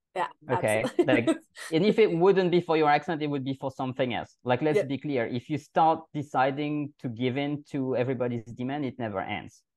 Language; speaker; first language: English; non-native, fluent; French